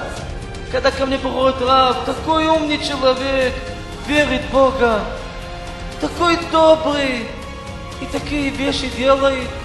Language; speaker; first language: Russian; non-native, fluent; Hebrew